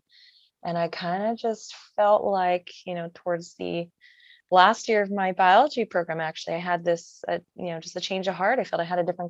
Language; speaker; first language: English; native; English